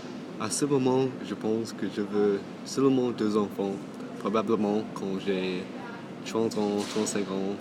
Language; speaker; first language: French; non-native, local second language; English